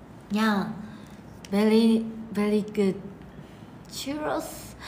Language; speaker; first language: English; non-native, learner; Japanese